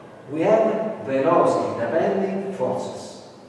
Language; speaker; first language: English; non-native, fluent; Italian